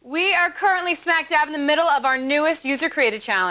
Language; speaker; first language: English; native; English